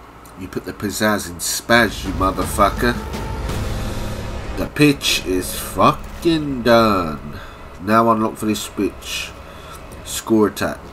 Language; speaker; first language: English; native; English